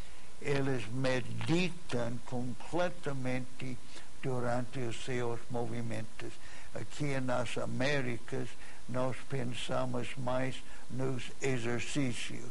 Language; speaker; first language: Portuguese; non-native, fluent; English